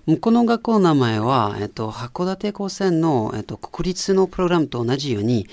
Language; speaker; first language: Japanese; non-native, fluent; French